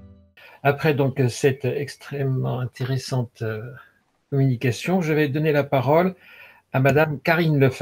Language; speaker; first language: French; native; French